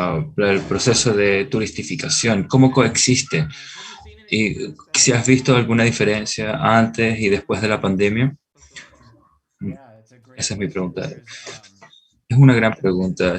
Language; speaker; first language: Spanish; non-native, fluent; English